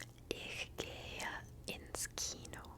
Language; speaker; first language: German; non-native, learner; English